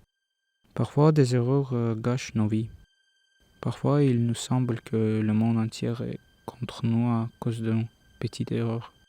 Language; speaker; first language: French; non-native, learner; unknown